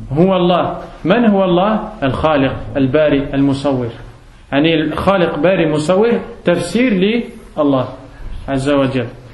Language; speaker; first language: Arabic; non-native, fluent; French